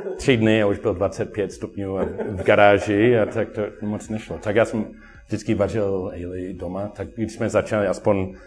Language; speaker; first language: Czech; non-native, learner; English